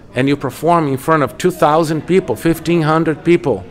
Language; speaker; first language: English; non-native, fluent; Portuguese